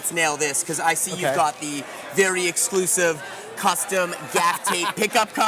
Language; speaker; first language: English; native; English